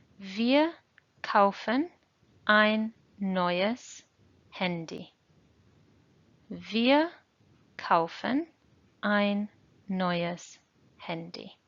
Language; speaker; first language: German; non-native, fluent; English